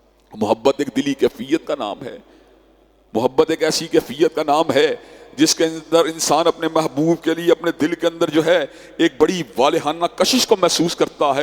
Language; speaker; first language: Urdu; native; Urdu